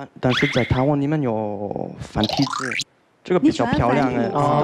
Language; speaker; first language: Chinese; non-native, learner; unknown